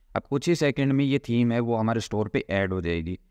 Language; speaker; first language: Hindi; native; Hindi